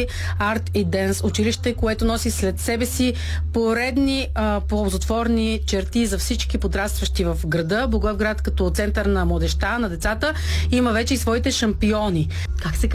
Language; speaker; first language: Bulgarian; native; Bulgarian